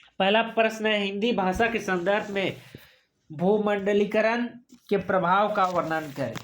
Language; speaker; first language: Hindi; native; Hindi